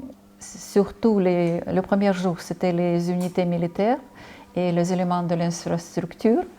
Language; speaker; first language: French; non-native, fluent; Ukrainian